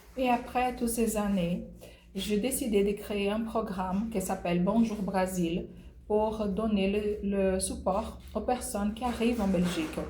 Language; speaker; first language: French; non-native, fluent; Portuguese